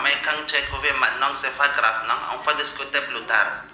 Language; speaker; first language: French; non-native, learner; Indonesian